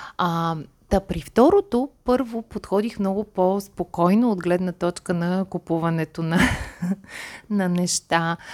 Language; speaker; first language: Bulgarian; native; Bulgarian